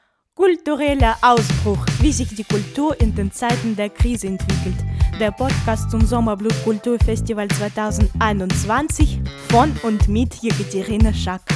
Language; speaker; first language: German; non-native, fluent; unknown